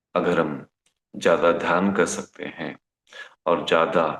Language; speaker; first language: Hindi; non-native, local second language; Kannada